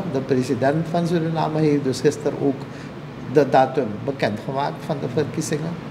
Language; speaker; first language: Dutch; native; Dutch